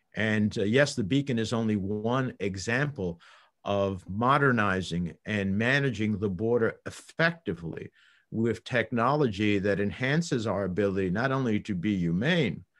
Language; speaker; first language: English; early bilingual, other home language; Spanish